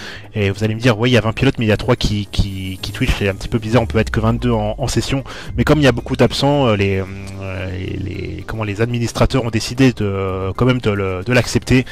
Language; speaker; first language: French; native; French